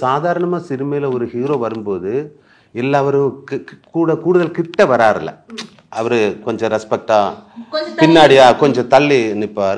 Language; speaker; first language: Tamil; non-native, learner; Malayalam